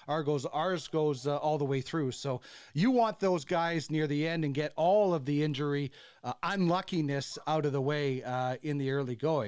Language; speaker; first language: English; native; English